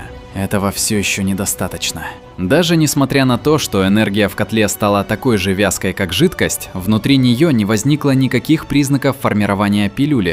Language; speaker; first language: Russian; native; Russian